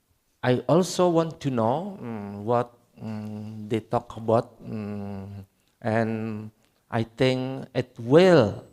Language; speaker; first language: English; non-native, learner; Indonesian